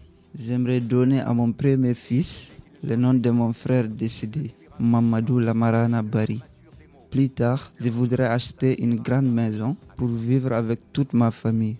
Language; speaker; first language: French; non-native, learner; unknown